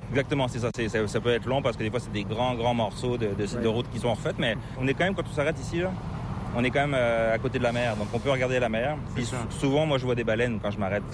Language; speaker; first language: French; native; French